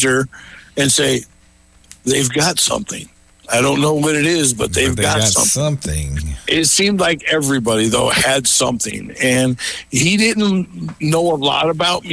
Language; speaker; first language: English; native; English